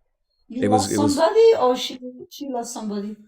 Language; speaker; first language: English; non-native, fluent; Italian